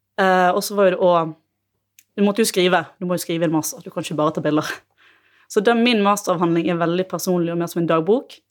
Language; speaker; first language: Norwegian; native; Norwegian